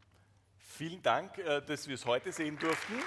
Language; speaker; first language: German; native; German